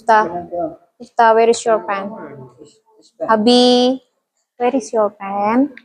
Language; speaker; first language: English; non-native, learner; Indonesian